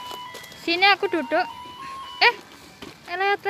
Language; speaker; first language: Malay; non-native, local second language; Javanese